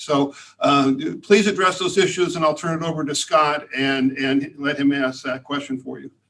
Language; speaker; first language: English; native; English